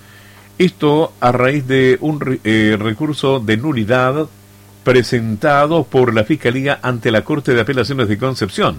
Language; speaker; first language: Spanish; native; Spanish